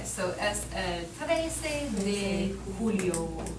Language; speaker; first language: Spanish; non-native, learner; English